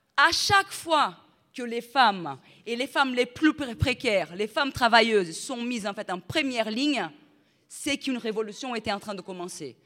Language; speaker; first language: French; non-native, fluent; Portuguese